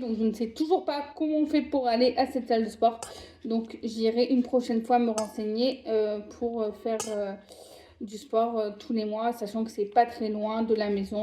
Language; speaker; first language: French; native; French